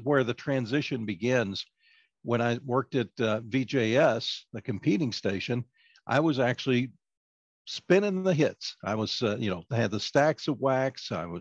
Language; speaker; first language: English; native; English